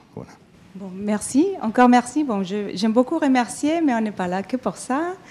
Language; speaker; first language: French; non-native, fluent; Spanish